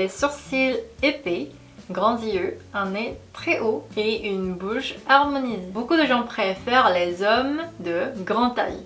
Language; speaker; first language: French; non-native, fluent; Korean